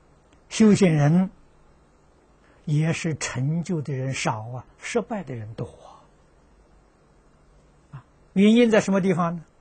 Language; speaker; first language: Chinese; native; Chinese